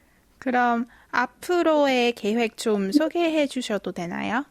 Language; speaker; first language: Korean; non-native, fluent; Vietnamese